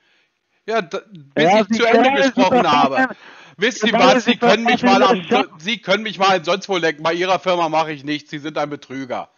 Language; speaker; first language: German; native; German